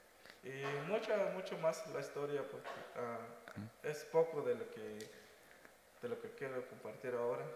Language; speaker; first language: Spanish; non-native, local second language; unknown